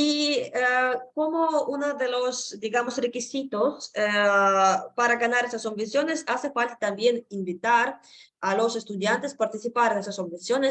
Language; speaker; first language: Spanish; non-native, fluent; Russian